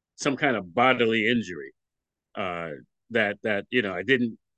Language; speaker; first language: English; native; English